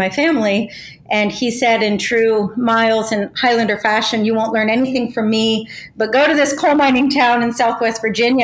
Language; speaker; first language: English; native; English